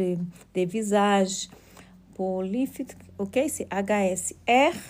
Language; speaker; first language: French; non-native, learner; Portuguese